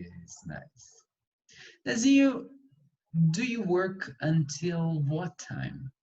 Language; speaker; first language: English; non-native, fluent; Portuguese